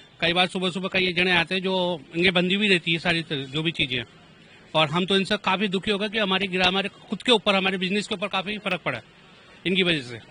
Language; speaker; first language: Hindi; native; Hindi